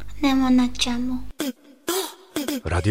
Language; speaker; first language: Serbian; early bilingual, heritage; Serbian